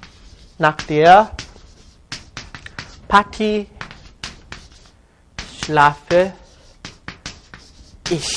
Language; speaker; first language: German; non-native, fluent; Korean